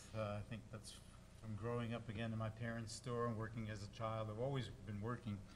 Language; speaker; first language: English; native; English